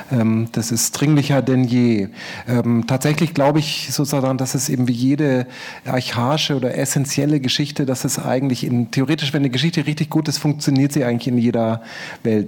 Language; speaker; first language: German; native; German